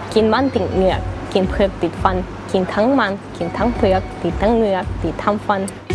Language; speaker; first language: Thai; non-native, learner; Russian